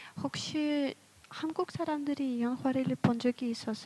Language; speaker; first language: Korean; non-native, fluent; Russian